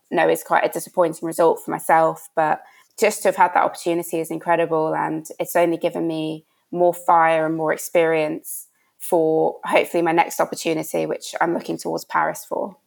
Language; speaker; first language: English; native; English